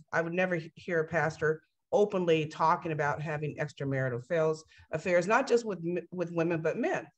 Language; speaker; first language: English; native; English